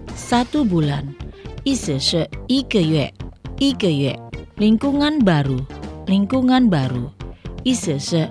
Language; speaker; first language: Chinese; non-native, fluent; Indonesian